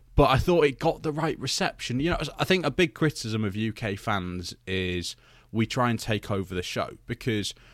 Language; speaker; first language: English; native; English